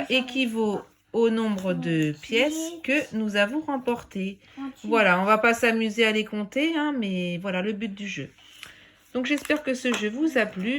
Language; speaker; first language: French; native; French